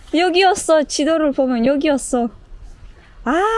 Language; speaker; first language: Korean; non-native, fluent; Turkmen